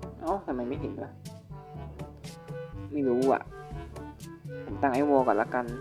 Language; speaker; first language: Thai; native; Thai